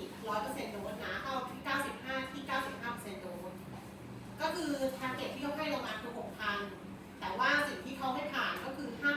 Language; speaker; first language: Thai; native; Thai